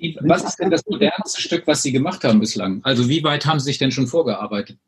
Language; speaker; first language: German; native; German